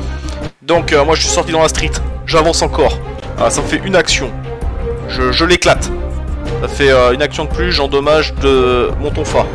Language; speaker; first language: French; native; French